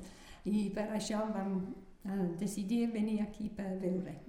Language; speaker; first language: Catalan; non-native, fluent; English